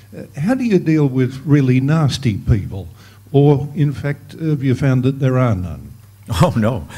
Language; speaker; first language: English; native; English